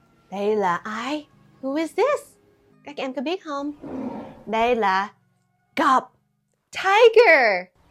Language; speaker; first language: Vietnamese; early bilingual, heritage; Vietnamese